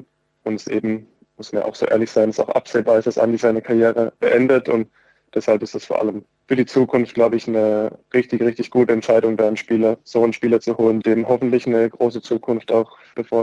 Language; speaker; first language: German; native; German